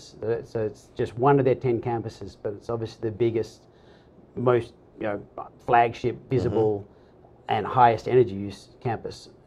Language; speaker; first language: English; native; English